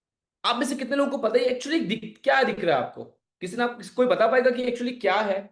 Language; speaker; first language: Hindi; native; Hindi